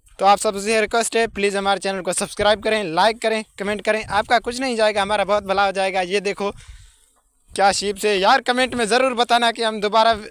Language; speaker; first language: Urdu; non-native, local second language; Sindhi